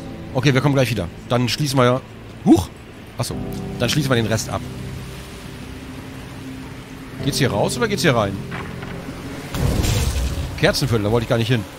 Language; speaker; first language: German; native; German